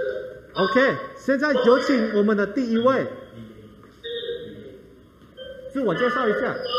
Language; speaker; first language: Chinese; non-native, fluent; Thai